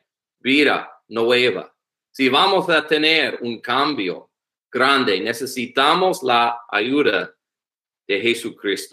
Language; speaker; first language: Spanish; non-native, learner; English